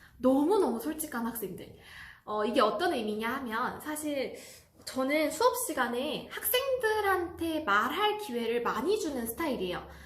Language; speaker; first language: Korean; native; Korean